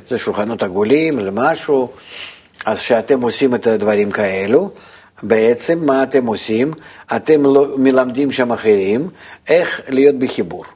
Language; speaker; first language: Hebrew; non-native, fluent; Russian